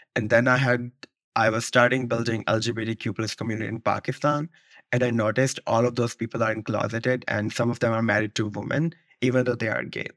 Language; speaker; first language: English; non-native, local second language; Urdu